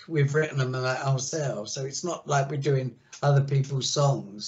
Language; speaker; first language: English; native; English